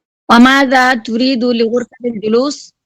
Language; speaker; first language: Arabic; non-native, learner; Bangla